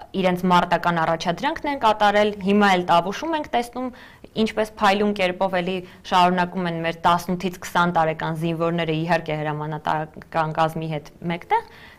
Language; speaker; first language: Armenian; native; Armenian